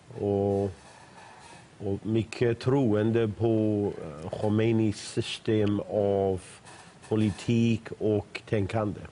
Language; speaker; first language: Swedish; non-native, fluent; Persian